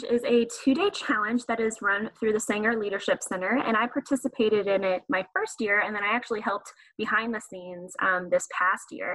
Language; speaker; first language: English; native; English